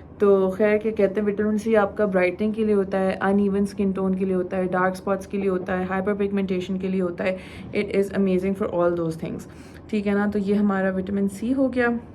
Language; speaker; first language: Urdu; native; Urdu